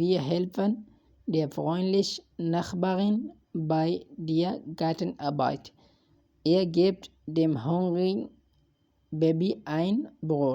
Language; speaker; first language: German; non-native, learner; Hindi